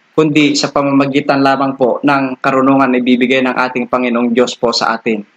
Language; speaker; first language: Filipino; non-native, local second language; Iloko